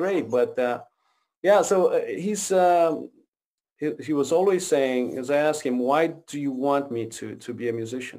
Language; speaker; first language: English; non-native, fluent; Romanian